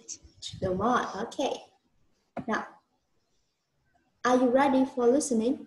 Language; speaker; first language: English; non-native, learner; Vietnamese